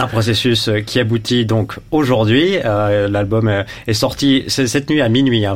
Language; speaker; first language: French; native; French